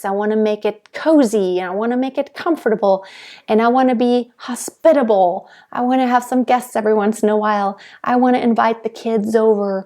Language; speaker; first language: English; non-native, fluent; German